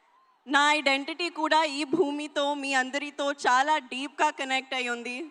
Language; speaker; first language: Telugu; non-native, learner; Hindi